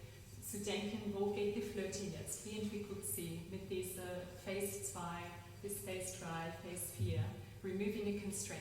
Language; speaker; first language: German; non-native, learner; English